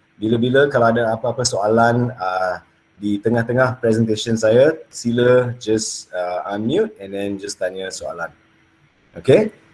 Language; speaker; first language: Malay; non-native, local second language; English